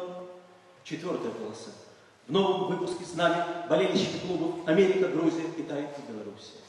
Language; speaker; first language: Russian; native; Russian